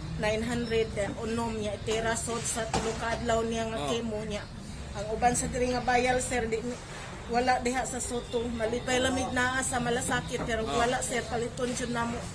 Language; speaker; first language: Cebuano; native; Cebuano